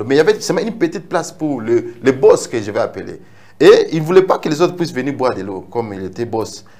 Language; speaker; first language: French; non-native, local second language; Lingala